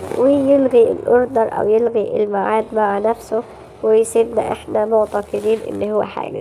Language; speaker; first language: Arabic; native; Arabic